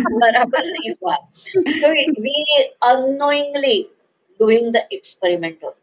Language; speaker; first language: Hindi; non-native, local second language; Marathi